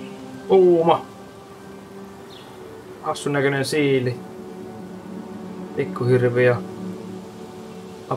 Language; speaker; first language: Finnish; native; Finnish